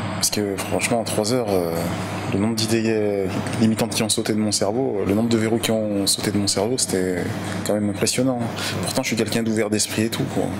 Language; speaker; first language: French; native; French